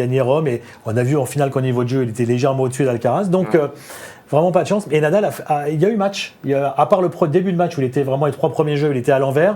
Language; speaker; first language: French; native; French